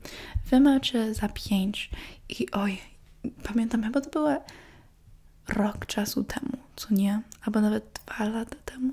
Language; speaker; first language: Polish; early bilingual, heritage; English